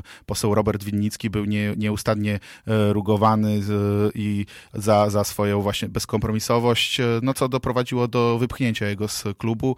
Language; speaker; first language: Polish; native; Polish